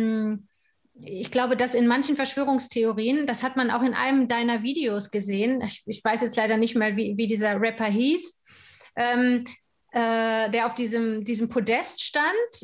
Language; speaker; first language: German; native; German